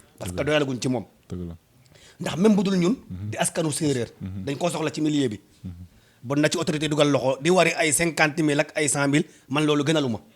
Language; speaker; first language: Wolof; non-native, local second language; Serer